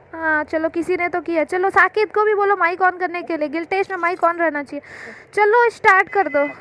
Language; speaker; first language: Hindi; non-native, local second language; Bangla